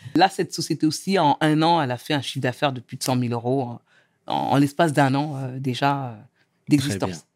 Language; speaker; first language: French; native; French